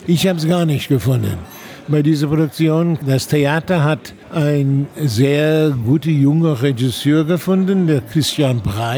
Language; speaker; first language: German; non-native, fluent; English